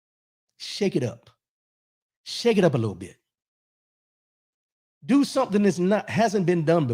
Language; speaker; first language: English; native; English